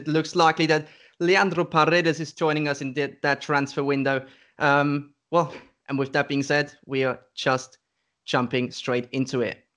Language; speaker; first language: English; non-native, fluent; German